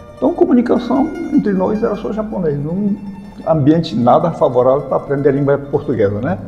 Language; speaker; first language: Portuguese; early bilingual, other home language; Japanese